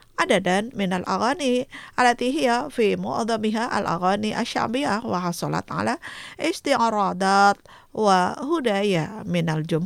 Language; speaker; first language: Arabic; non-native, fluent; Indonesian